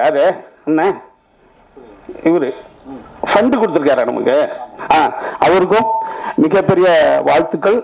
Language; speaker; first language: Tamil; native; Tamil